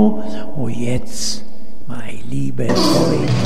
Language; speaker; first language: German; non-native, fluent; Italian